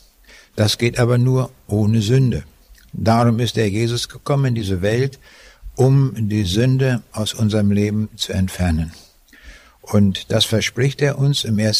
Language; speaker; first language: German; native; German